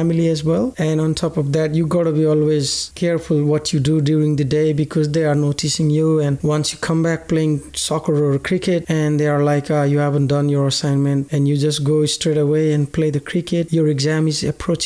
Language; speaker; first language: English; non-native, local second language; Nepali